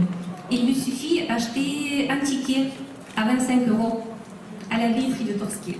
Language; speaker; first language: French; non-native, fluent; Russian